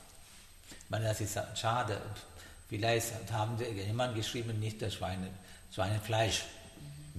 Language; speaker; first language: German; non-native, learner; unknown